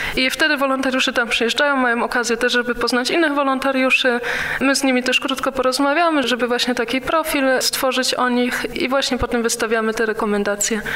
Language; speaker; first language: Polish; early bilingual, heritage; Polish